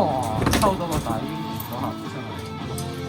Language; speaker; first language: Chinese; native; Chinese